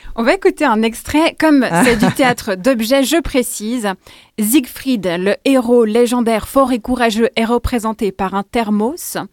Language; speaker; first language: French; native; French